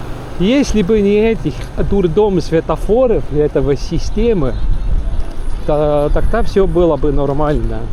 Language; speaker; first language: Russian; non-native, local second language; Estonian